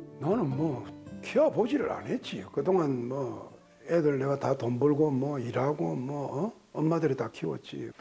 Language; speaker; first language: Korean; native; Korean